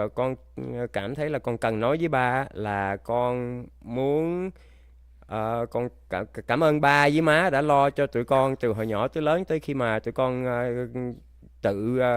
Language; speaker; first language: Vietnamese; early bilingual, heritage; Vietnamese